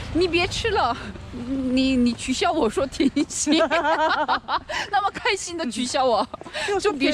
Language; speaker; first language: Chinese; non-native, fluent; Korean